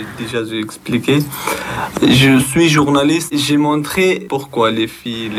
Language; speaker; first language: French; non-native, learner; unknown